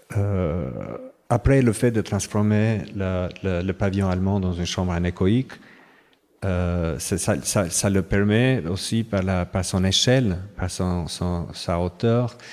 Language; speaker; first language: French; non-native, fluent; Albanian